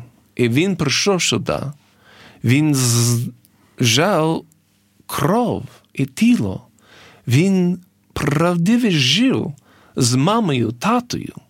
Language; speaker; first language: Ukrainian; early bilingual, heritage; English